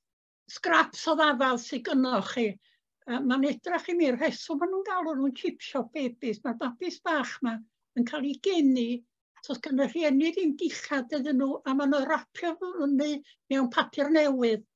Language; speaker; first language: Welsh; native; Welsh